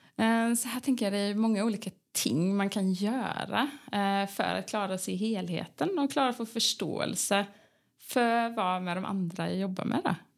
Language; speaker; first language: Swedish; native; Swedish